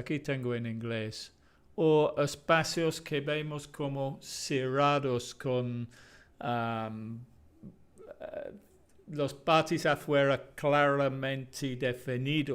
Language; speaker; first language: Spanish; non-native, fluent; English